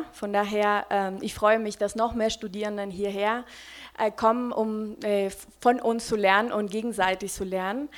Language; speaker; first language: German; non-native, fluent; Spanish